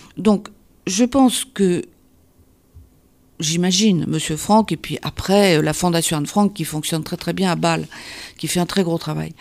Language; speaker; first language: French; native; French